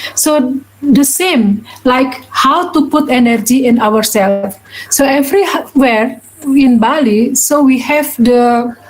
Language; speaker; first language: English; non-native, learner; Balinese